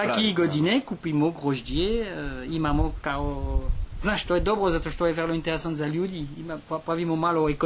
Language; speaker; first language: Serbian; non-native, learner; French